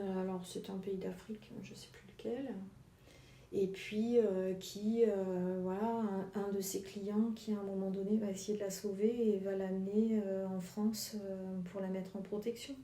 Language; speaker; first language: French; native; French